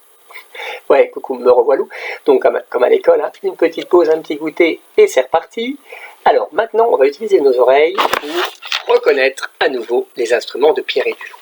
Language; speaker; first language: French; native; French